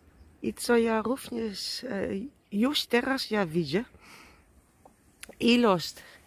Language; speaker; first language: Polish; non-native, learner; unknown